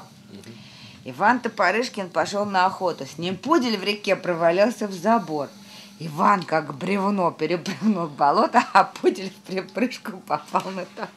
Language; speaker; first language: Russian; native; Russian